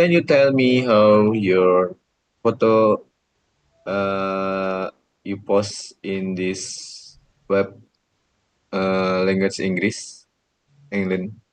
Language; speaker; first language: English; non-native, learner; Indonesian